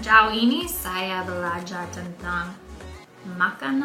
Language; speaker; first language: Indonesian; non-native, learner; English